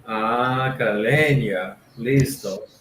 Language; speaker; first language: Spanish; non-native, learner; English